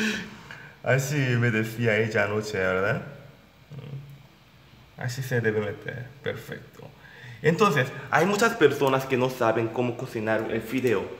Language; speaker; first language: Spanish; non-native, learner; Korean